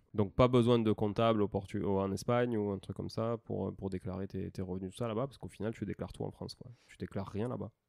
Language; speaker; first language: French; native; French